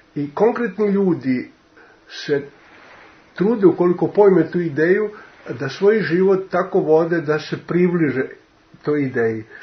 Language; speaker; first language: Serbian; native; Serbian